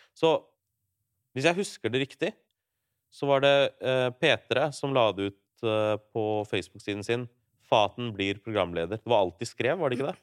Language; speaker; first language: Norwegian; early bilingual, other home language; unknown